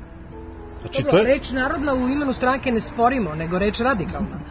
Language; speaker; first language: Serbian; native; Serbian